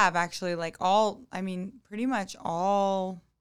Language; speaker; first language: English; native; English